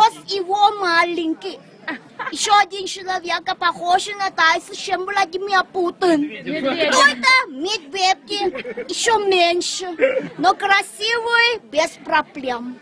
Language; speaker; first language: Russian; non-native, learner; Thai